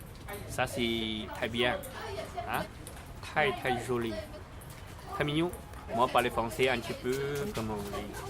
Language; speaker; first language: French; non-native, learner; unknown